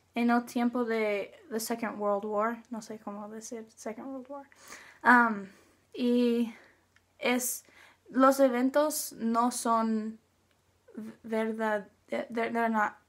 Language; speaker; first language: Spanish; non-native, learner; English